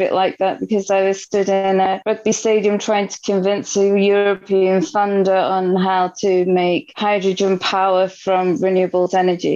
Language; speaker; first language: English; native; English